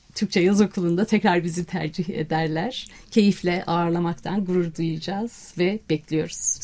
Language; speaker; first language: Turkish; native; Turkish